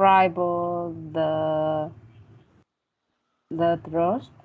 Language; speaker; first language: English; non-native, learner; Vietnamese